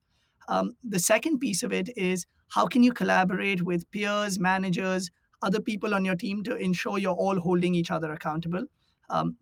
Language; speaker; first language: English; non-native, local second language; Hindi